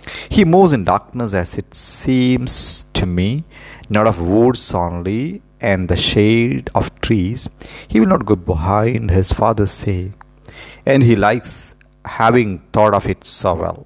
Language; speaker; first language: English; non-native, local second language; Malayalam